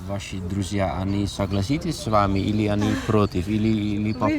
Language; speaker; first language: Russian; non-native, fluent; Dutch